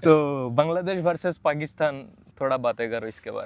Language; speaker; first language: Hindi; non-native, fluent; Bangla